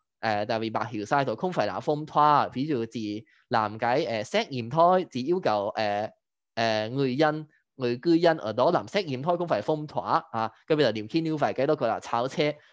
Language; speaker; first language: Vietnamese; non-native, fluent; Cantonese